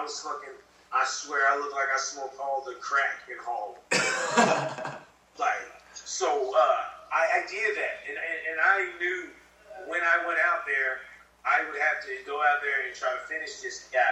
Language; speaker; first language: English; native; English